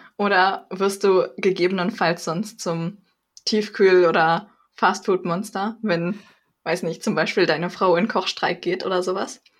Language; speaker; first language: German; native; German